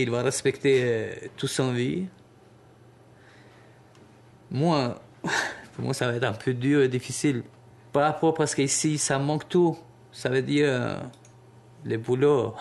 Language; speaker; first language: French; non-native, learner; Albanian